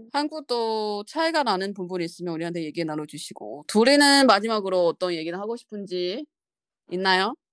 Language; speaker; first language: Korean; non-native, fluent; Chinese